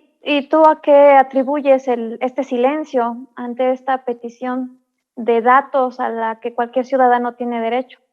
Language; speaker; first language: Spanish; native; Spanish